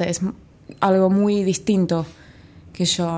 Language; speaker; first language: Spanish; non-native, learner; Finnish